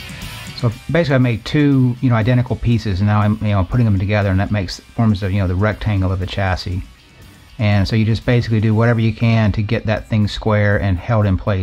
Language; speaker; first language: English; native; English